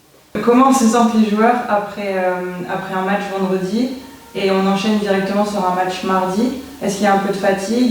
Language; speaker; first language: French; native; French